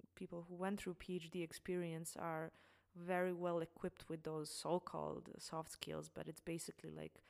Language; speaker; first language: English; non-native, fluent; Serbian